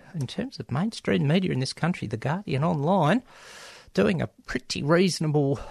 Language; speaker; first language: English; native; English